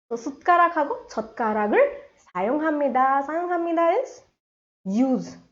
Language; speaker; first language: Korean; non-native, fluent; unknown